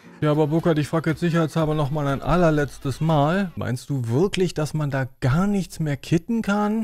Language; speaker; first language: German; native; German